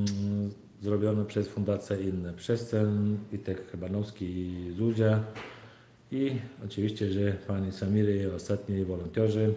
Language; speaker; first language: Polish; non-native, fluent; Turkmen